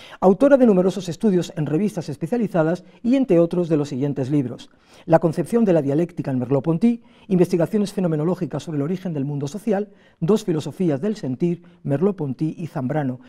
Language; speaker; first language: Spanish; native; Spanish